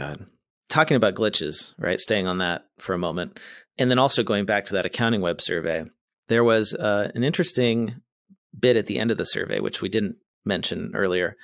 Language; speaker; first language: English; native; English